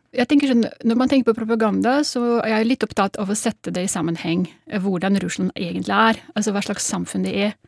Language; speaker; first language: Norwegian; non-native, fluent; Russian